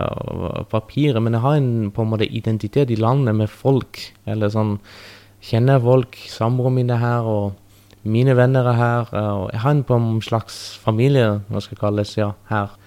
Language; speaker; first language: Norwegian; early bilingual, other home language; Persian